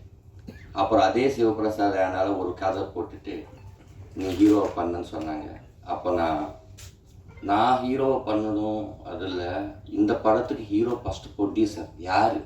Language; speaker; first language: Tamil; non-native, learner; Telugu